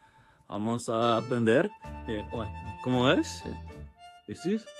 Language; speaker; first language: Spanish; non-native, learner; English